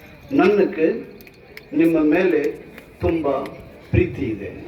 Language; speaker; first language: Kannada; non-native, fluent; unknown